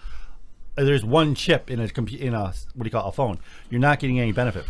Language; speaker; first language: English; native; English